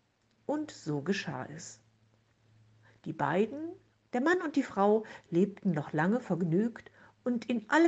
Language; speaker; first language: German; native; German